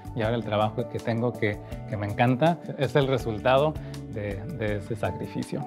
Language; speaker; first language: Spanish; early bilingual, heritage; Spanish